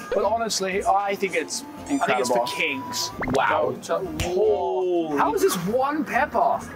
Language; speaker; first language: English; native; English